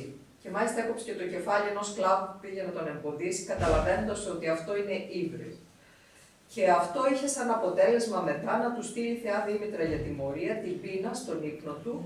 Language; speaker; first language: Greek; native; Greek